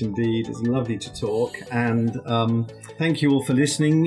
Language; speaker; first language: English; native; English